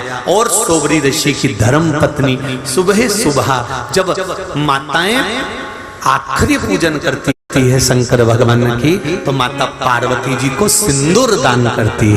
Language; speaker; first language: Hindi; native; Hindi